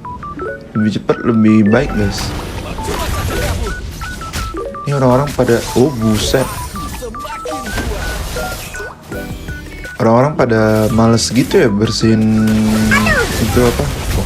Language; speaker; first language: Indonesian; native; Indonesian